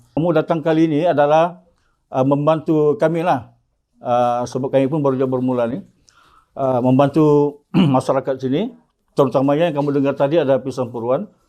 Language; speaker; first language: Malay; native; Malay